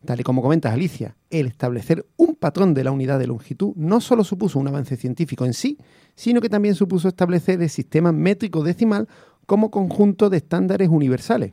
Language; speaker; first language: Spanish; native; Spanish